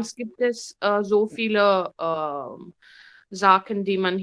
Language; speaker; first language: German; non-native, fluent; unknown